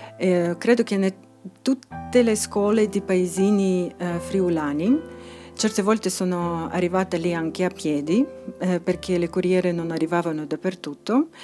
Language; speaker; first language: Italian; non-native, fluent; Russian